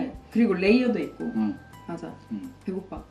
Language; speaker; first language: Korean; non-native, fluent; Swedish